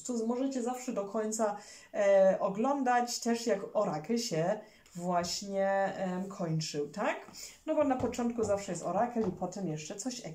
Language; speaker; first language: Polish; early bilingual, heritage; German